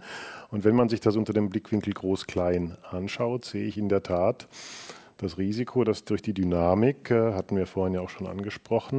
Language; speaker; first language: German; native; German